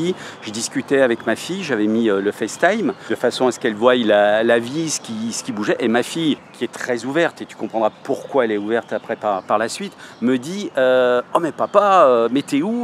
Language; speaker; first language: French; native; French